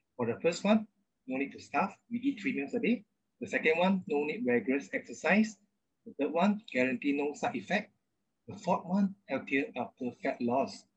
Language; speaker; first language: English; non-native, local second language; Chinese